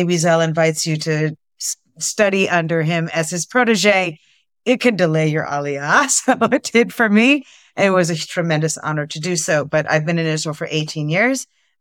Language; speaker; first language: English; native; English